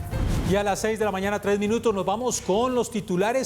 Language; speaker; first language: Spanish; native; Spanish